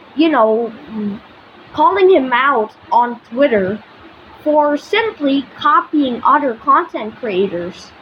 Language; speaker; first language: English; non-native, local second language; Filipino